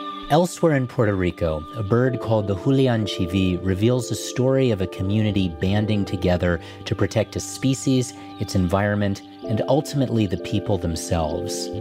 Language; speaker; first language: English; native; English